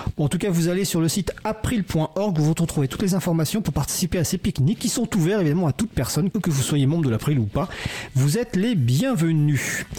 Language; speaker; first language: French; native; French